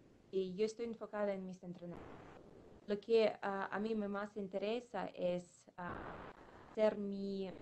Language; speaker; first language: Spanish; non-native, fluent; Russian